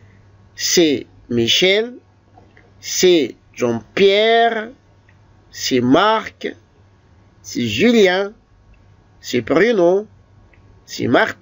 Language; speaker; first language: French; non-native, fluent; Arabic